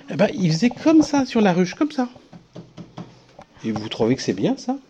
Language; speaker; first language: French; native; French